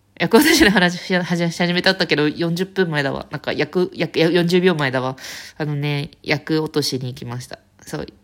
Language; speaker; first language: Japanese; native; Japanese